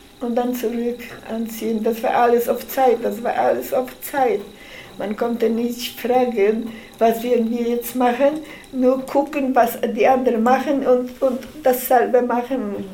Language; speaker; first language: German; non-native, learner; Polish